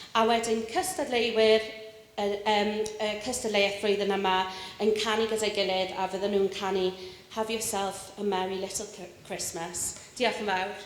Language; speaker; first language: Welsh; non-native, local second language; English